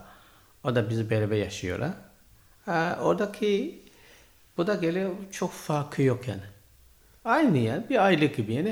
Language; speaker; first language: Turkish; non-native, learner; Chinese